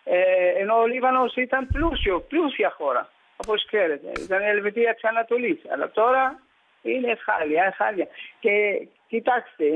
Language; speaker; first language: Greek; early bilingual, heritage; Greek